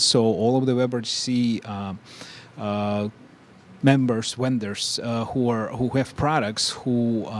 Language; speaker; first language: English; non-native, fluent; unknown